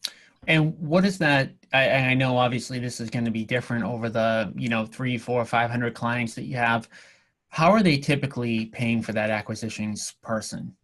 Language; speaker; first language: English; native; English